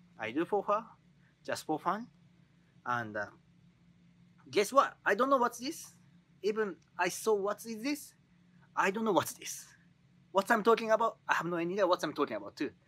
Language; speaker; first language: English; non-native, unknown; Japanese